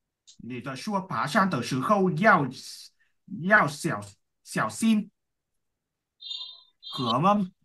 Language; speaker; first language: Chinese; non-native, learner; Vietnamese